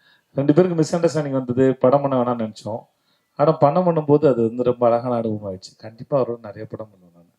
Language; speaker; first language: Tamil; native; Tamil